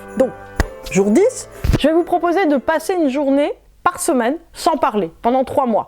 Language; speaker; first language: French; native; French